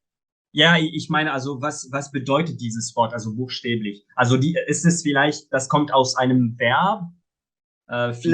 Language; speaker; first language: German; non-native, fluent; Arabic